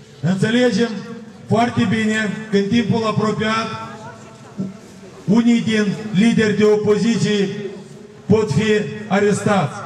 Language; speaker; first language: Romanian; non-native, local second language; Russian